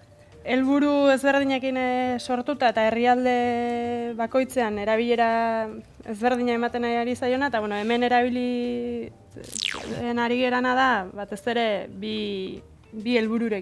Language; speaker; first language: Basque; native; Basque